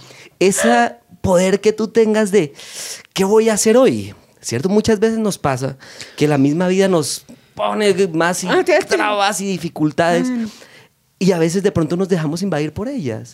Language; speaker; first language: Spanish; native; Spanish